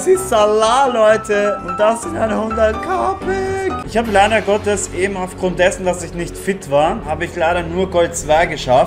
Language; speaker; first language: German; native; German